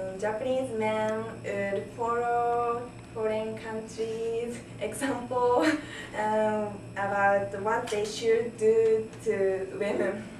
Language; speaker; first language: English; non-native, learner; Japanese